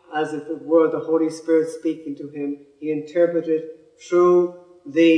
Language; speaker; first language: English; native; English